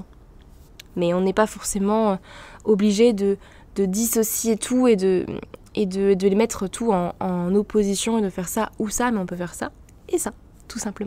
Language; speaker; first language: French; native; French